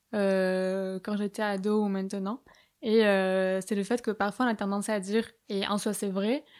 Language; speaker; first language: French; native; French